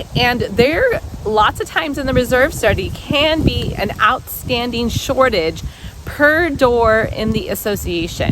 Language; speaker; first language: English; native; English